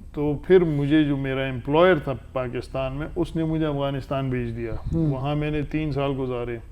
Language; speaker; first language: Urdu; non-native, local second language; Pashto